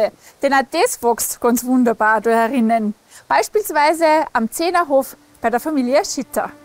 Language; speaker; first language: German; native; German